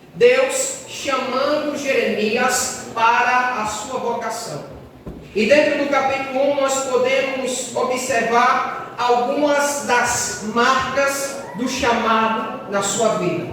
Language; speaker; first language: Portuguese; native; Portuguese